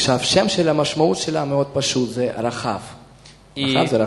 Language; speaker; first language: Hebrew; non-native, fluent; Russian